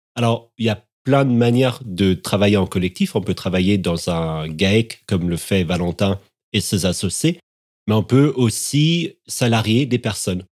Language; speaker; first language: French; native; French